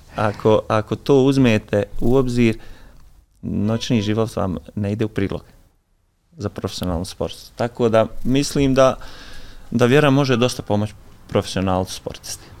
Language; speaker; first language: Bosnian; native; Bosnian